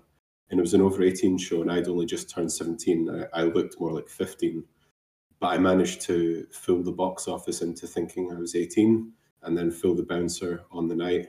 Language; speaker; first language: English; native; English